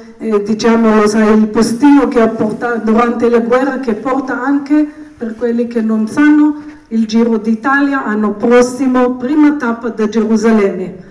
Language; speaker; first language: Italian; non-native, fluent; Hebrew